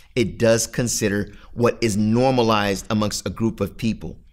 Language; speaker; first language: English; native; English